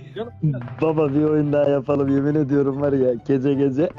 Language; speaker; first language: Turkish; native; Turkish